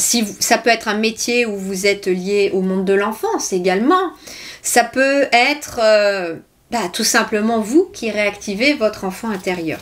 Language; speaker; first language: French; native; French